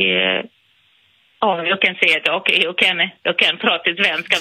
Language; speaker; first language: Swedish; non-native, fluent; Portuguese